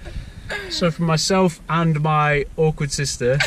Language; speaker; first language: English; native; English